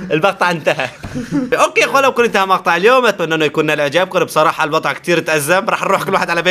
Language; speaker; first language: Arabic; native; Arabic